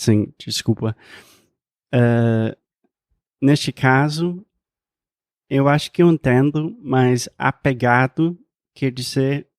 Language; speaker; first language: Portuguese; non-native, fluent; English